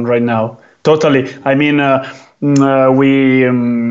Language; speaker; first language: English; non-native, fluent; Italian